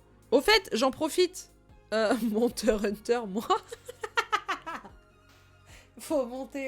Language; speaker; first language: French; native; French